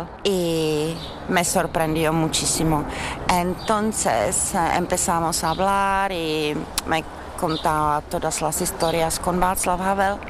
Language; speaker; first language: Spanish; non-native, fluent; Czech